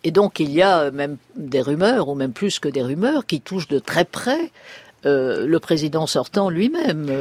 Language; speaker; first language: French; native; French